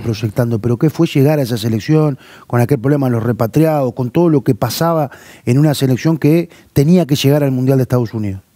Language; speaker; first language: Spanish; native; Spanish